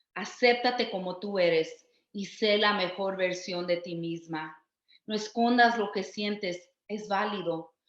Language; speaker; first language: Spanish; early bilingual, other home language; English